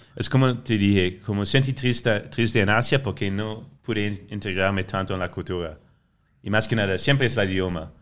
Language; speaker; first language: Spanish; non-native, fluent; French